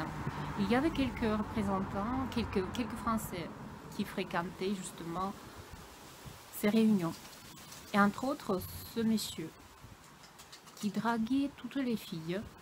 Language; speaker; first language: French; non-native, fluent; Russian